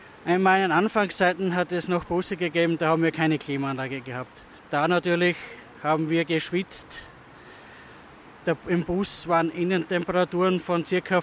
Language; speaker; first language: German; native; German